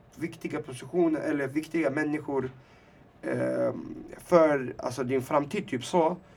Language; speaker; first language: Swedish; early bilingual, other home language; Arabic